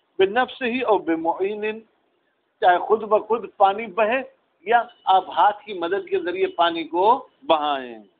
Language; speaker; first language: Urdu; non-native, local second language; Sindhi